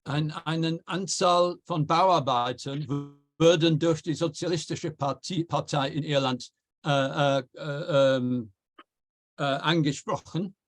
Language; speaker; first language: German; non-native, fluent; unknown